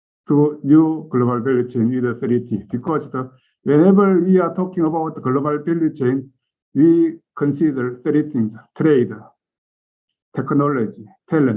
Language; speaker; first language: English; non-native, learner; Korean